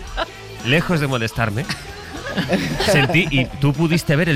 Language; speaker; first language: Spanish; native; Spanish